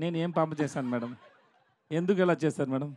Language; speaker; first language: Telugu; non-native, learner; Tamil